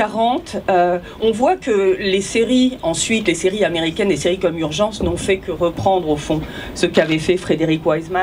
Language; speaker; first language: French; native; French